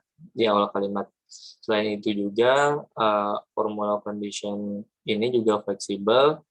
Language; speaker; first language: Indonesian; native; Indonesian